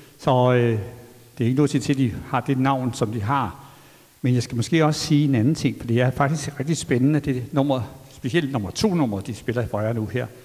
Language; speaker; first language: Danish; native; Danish